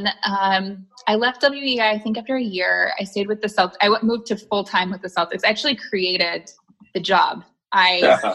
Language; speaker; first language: English; native; English